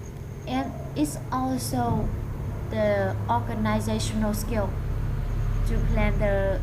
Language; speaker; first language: English; non-native, fluent; Vietnamese